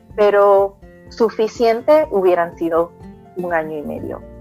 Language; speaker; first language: Spanish; early bilingual, heritage; Spanish